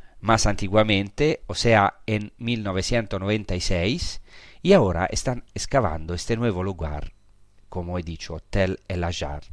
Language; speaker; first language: Spanish; non-native, fluent; Italian